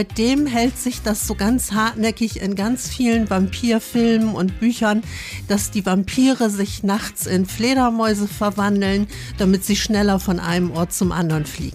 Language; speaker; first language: German; native; German